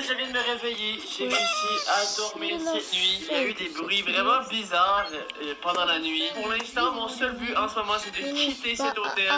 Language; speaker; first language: French; native; French